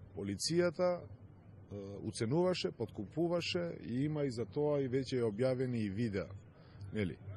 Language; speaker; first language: Macedonian; non-native, local second language; Albanian